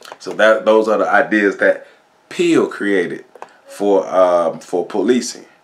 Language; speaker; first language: English; native; English